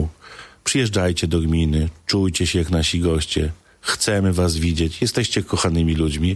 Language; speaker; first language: Polish; native; Polish